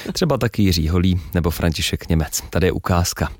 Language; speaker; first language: Czech; native; Czech